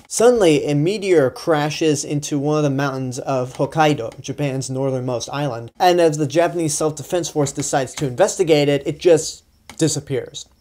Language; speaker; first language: English; native; English